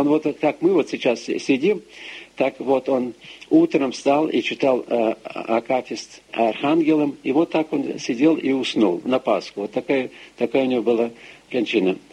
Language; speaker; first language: Russian; early bilingual, heritage; Russian